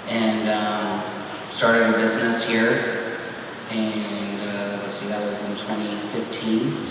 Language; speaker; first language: English; native; English